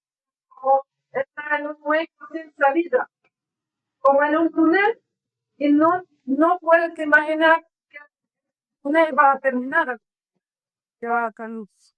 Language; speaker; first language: Spanish; non-native, learner; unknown